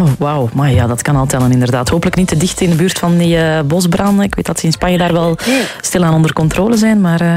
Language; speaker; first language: Dutch; native; Dutch